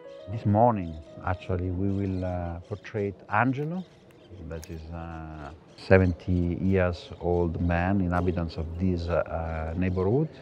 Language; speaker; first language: English; non-native, fluent; Italian